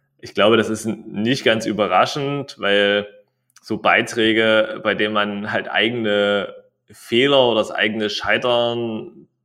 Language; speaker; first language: German; native; German